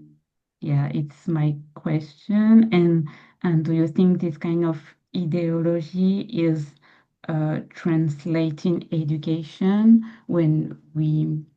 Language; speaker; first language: English; non-native, fluent; French